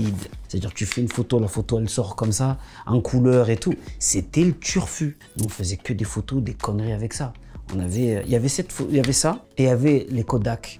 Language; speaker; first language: French; native; French